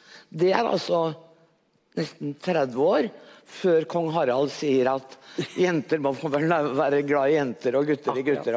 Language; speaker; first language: Norwegian; native; Norwegian